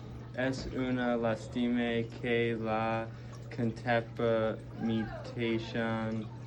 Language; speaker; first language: Spanish; non-native, learner; English